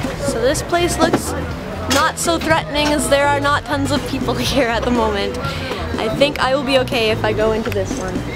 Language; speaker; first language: English; native; English